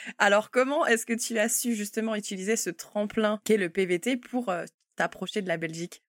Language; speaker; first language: French; native; French